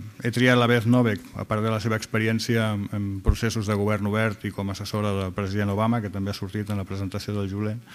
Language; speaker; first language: Catalan; non-native, fluent; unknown